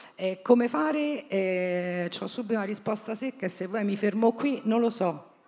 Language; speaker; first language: Italian; native; Italian